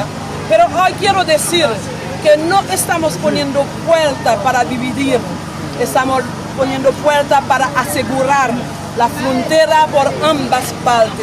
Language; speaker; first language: Spanish; non-native, local second language; Haitian Creole